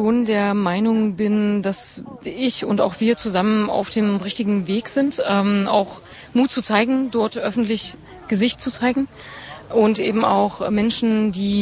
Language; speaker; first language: German; native; German